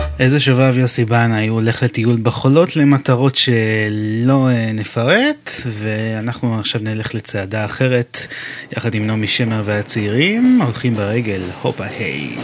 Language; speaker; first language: Hebrew; native; Hebrew